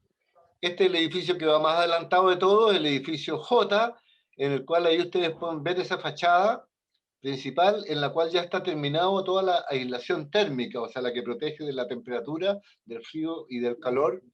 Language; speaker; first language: Spanish; native; Spanish